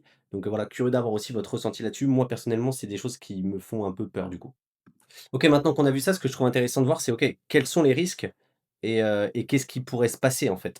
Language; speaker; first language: French; native; French